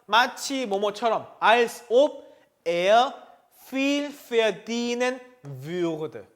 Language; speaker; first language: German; non-native, fluent; Korean